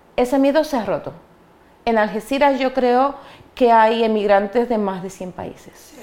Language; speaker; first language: Spanish; native; Spanish